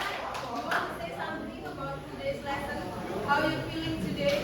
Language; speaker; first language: English; non-native, fluent; Indonesian